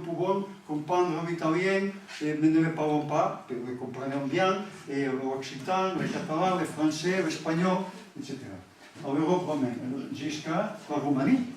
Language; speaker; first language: French; non-native, learner; Catalan